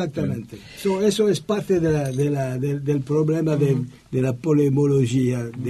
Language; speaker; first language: Spanish; non-native, learner; French